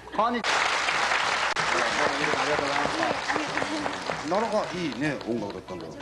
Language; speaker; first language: Japanese; native; Japanese